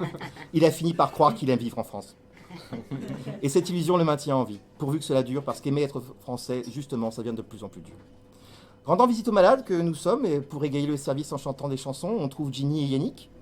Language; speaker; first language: French; native; French